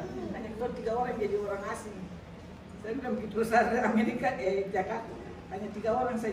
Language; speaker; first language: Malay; non-native, local second language; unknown